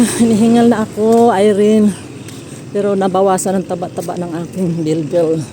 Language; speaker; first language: Filipino; non-native, local second language; Cebuano